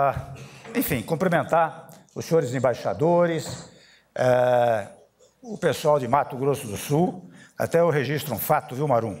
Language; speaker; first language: Portuguese; native; Portuguese